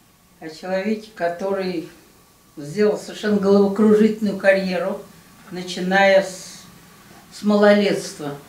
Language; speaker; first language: Russian; native; Russian